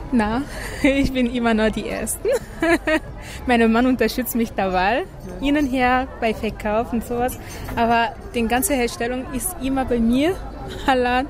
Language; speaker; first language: German; non-native, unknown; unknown